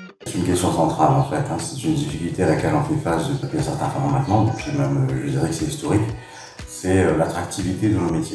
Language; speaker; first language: French; native; French